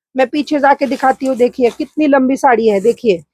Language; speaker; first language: Hindi; non-native, local second language; Marathi